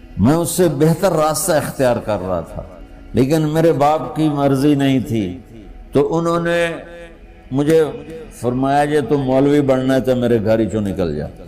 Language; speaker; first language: Urdu; non-native, local second language; Punjabi